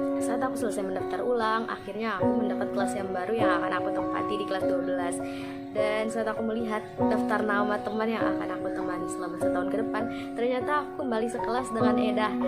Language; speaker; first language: Indonesian; native; Indonesian